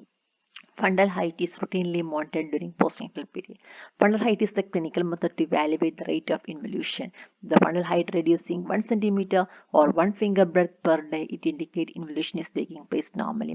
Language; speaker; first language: English; non-native, local second language; Malayalam